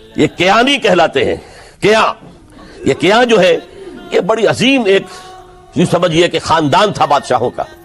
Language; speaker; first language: Urdu; native; Urdu